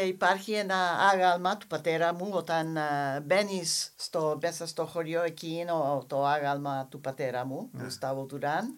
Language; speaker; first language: Greek; non-native, fluent; English